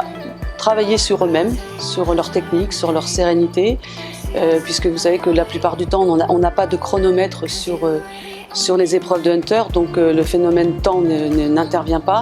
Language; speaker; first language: French; native; French